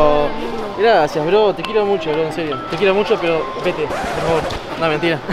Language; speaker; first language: Spanish; native; Spanish